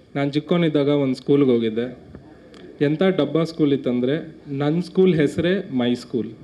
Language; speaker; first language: Kannada; non-native, local second language; Marwari